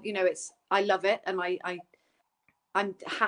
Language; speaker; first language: English; native; English